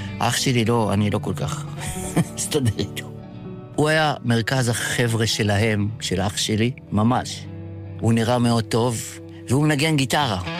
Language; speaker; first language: Hebrew; early bilingual, other home language; Yiddish